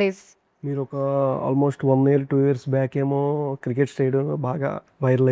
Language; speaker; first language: Telugu; native; Telugu